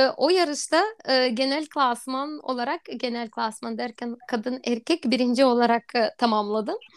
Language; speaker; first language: Turkish; non-native, fluent; Russian